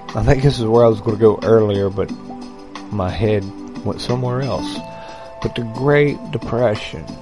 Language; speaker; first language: English; native; English